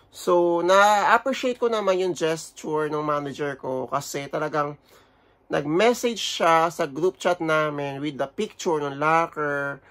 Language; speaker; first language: Filipino; native; Filipino